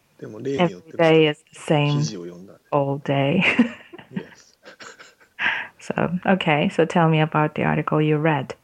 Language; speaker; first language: English; non-native, fluent; Japanese